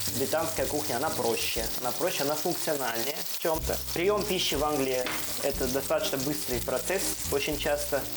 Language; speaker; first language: Russian; early bilingual, heritage; Russian